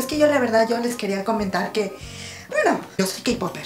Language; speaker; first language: Spanish; native; Spanish